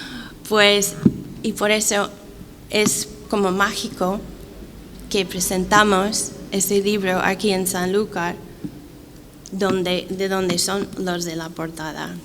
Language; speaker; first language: Spanish; non-native, fluent; English